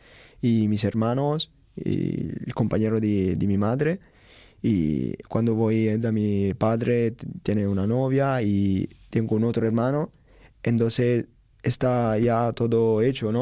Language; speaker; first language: Spanish; non-native, learner; Italian